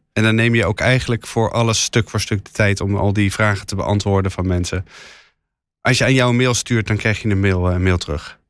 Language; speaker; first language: Dutch; native; Dutch